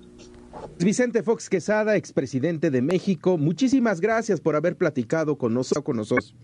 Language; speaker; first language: Spanish; native; Spanish